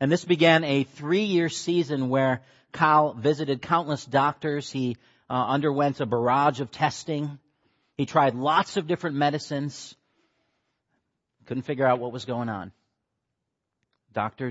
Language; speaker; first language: English; native; English